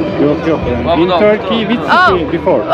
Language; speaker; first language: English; non-native, learner; Turkish